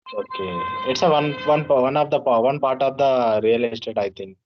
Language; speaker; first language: English; non-native, learner; Telugu